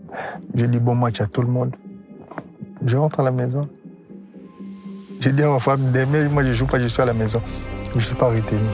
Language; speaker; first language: French; non-native, local second language; Lingala